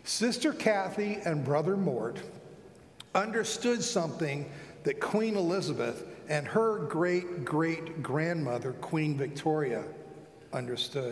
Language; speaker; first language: English; native; English